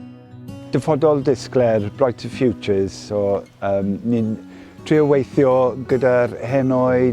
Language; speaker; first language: Welsh; non-native, fluent; English